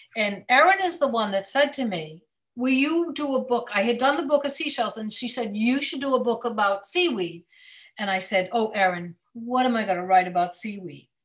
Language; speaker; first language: English; native; English